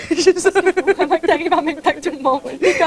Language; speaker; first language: French; native; French